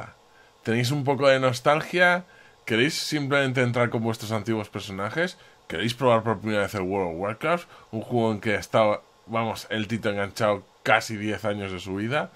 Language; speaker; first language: Spanish; native; Spanish